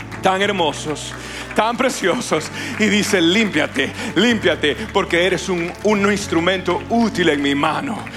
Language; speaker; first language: Spanish; native; Spanish